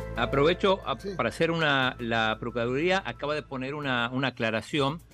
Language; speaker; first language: Spanish; native; Spanish